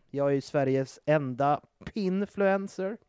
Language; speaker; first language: Swedish; native; Swedish